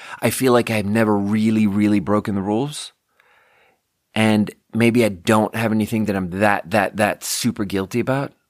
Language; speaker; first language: English; native; English